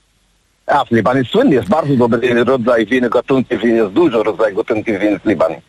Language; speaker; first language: Polish; non-native, learner; Arabic